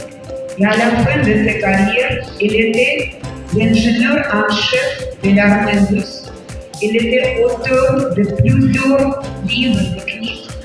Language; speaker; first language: French; non-native, fluent; Russian